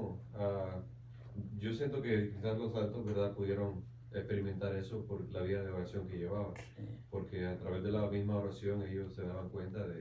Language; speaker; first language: Spanish; native; Spanish